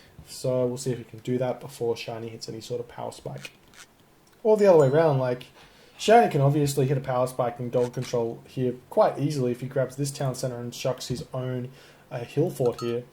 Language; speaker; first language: English; native; English